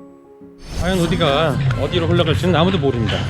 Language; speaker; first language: Korean; native; Korean